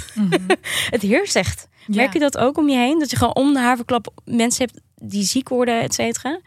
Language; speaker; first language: Dutch; early bilingual, other home language; Turkish